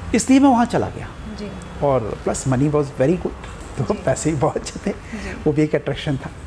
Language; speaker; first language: Hindi; native; Hindi